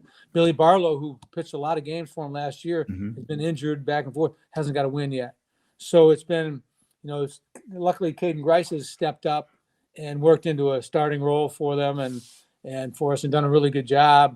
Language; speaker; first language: English; native; English